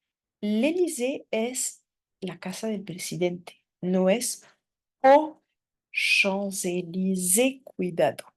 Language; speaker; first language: Spanish; non-native, fluent; French